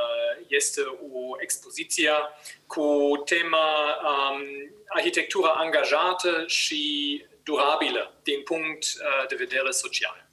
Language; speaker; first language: Romanian; non-native, learner; German